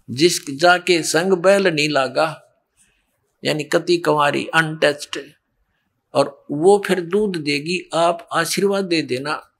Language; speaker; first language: Hindi; native; Hindi